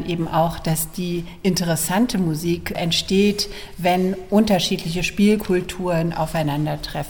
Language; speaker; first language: German; native; German